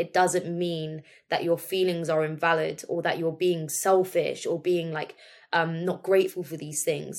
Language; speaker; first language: English; native; English